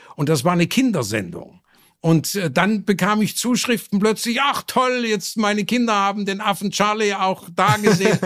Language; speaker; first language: German; native; German